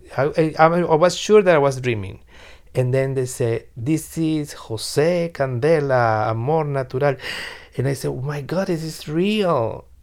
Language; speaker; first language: English; non-native, learner; Spanish